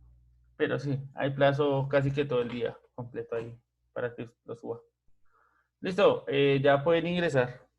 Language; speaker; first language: Spanish; native; Spanish